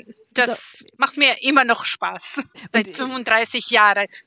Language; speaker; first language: German; early bilingual, heritage; German